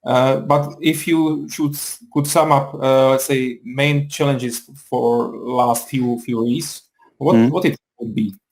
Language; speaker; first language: English; non-native, fluent; Czech